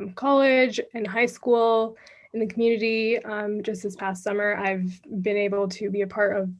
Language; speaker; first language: English; native; English